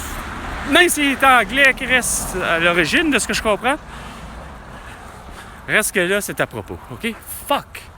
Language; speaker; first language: French; native; French